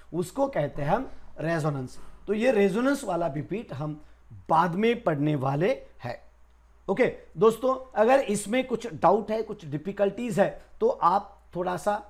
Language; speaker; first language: Hindi; non-native, local second language; Marathi